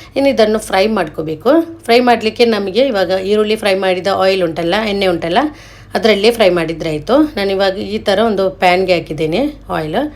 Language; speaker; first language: Kannada; non-native, local second language; Malayalam